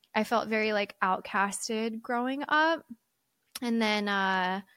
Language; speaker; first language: English; early bilingual, other home language; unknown